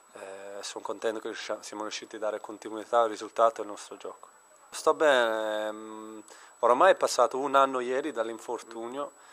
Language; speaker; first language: Italian; early bilingual, heritage; Italian